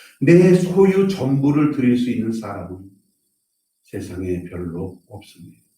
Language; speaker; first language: Korean; native; Korean